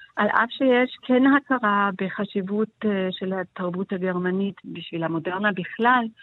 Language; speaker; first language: Hebrew; non-native, fluent; German